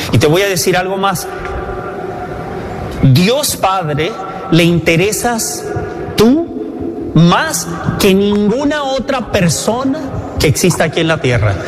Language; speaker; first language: Spanish; native; Spanish